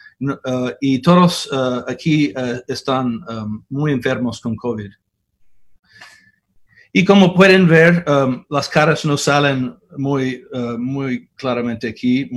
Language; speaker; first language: Spanish; non-native, fluent; English